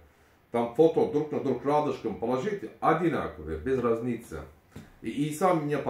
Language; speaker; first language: Russian; non-native, learner; Turkish